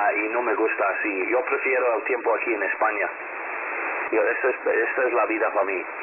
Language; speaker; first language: Spanish; non-native, learner; English